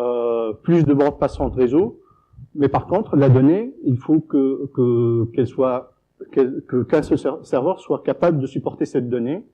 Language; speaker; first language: French; native; French